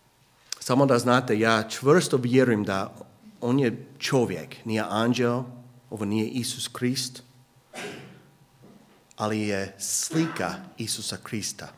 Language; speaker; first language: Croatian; non-native, fluent; English